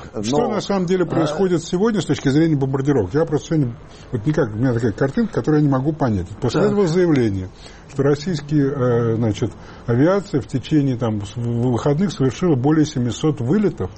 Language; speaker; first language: Russian; native; Russian